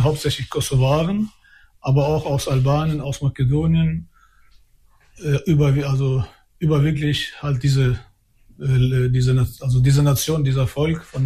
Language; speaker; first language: German; early bilingual, other home language; Albanian